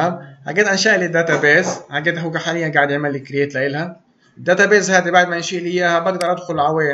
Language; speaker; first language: Arabic; native; Arabic